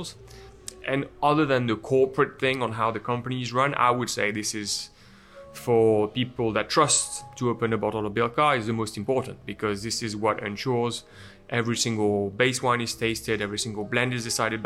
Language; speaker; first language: English; non-native, fluent; French